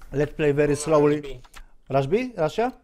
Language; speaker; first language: English; non-native, learner; Polish